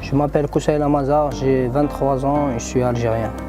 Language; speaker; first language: French; non-native, local second language; Berber languages